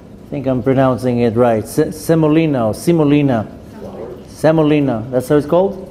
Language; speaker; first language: English; non-native, fluent; Hebrew